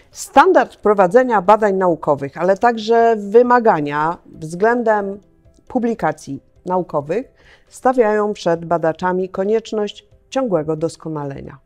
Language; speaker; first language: Polish; native; Polish